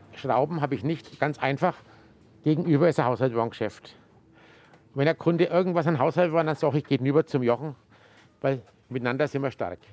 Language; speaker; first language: German; native; German